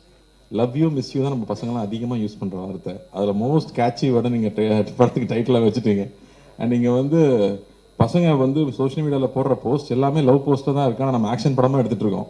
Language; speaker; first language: Tamil; native; Tamil